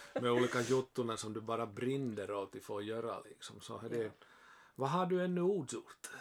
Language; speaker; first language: Swedish; native; Swedish